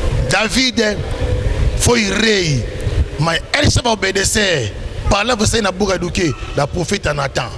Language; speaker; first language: Portuguese; non-native, learner; Lingala